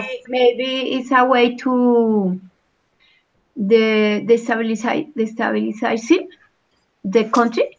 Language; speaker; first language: English; non-native, learner; Spanish